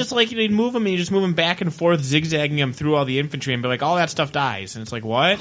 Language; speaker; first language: English; native; English